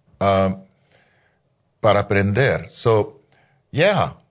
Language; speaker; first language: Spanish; non-native, fluent; English